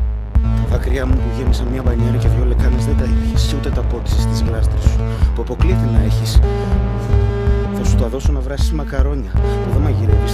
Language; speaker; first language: Greek; native; Greek